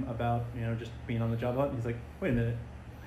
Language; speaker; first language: English; native; English